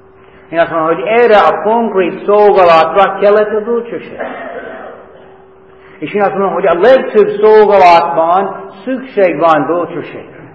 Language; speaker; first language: Hungarian; non-native, fluent; English